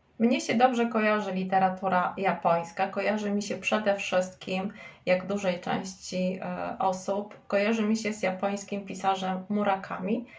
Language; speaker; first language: Polish; native; Polish